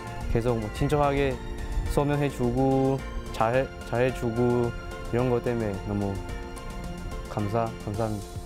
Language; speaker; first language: Korean; non-native, learner; English